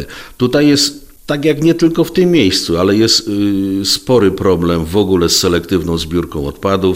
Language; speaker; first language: Polish; native; Polish